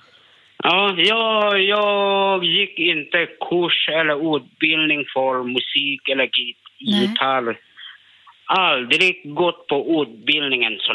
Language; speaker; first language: Swedish; non-native, learner; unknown